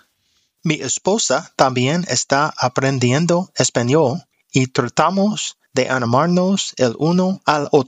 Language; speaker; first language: Spanish; non-native, learner; English